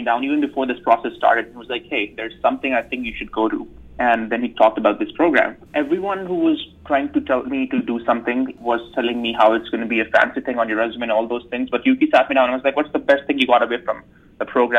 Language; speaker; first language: English; non-native, local second language; Urdu